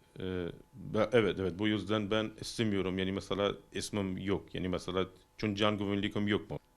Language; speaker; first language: Turkish; non-native, learner; Persian